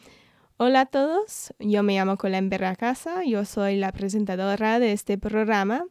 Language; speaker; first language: Spanish; non-native, fluent; English